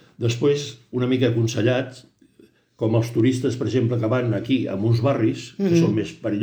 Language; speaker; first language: Catalan; native; Catalan